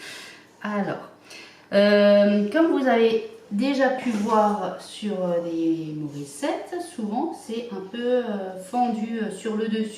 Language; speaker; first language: French; native; French